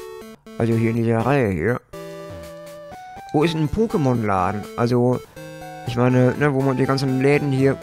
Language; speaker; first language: German; native; German